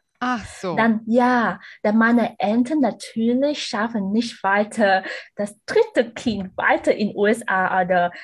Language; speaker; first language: German; non-native, learner; Vietnamese